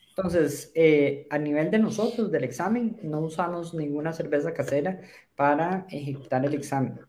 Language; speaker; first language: Spanish; native; Spanish